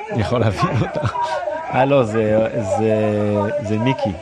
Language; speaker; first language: Hebrew; non-native, fluent; French